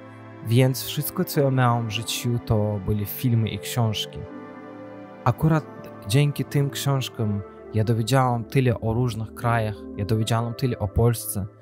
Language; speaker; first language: Polish; non-native, learner; Azerbaijani